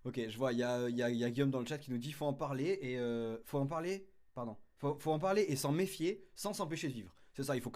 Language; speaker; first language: French; native; French